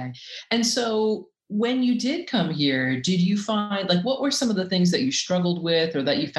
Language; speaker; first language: English; native; English